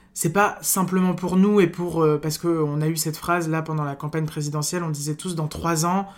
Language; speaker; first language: French; native; French